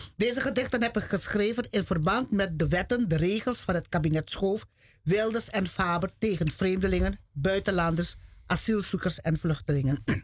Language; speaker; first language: Dutch; native; Dutch